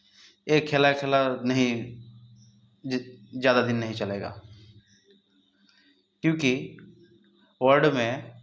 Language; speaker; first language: Hindi; non-native, local second language; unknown